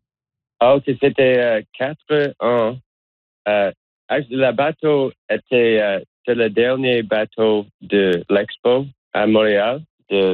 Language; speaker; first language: French; non-native, learner; English